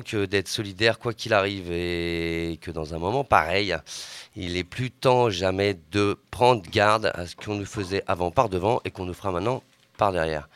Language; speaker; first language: French; native; French